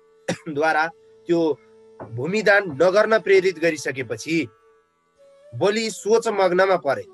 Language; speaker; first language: Nepali; native; Nepali